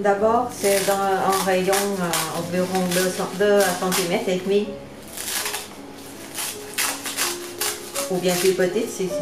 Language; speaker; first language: French; non-native, learner; Vietnamese